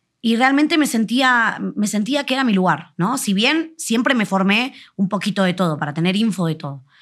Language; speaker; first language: Spanish; native; Spanish